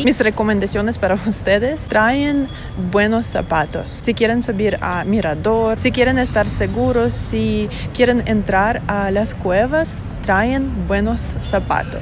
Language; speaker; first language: Spanish; non-native, fluent; Russian